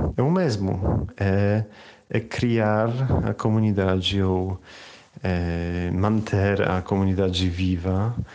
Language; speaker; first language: Portuguese; non-native, fluent; Polish